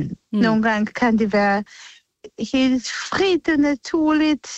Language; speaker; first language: Danish; non-native, fluent; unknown